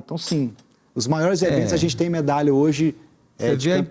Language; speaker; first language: Portuguese; native; Portuguese